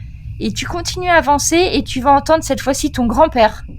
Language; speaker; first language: French; native; French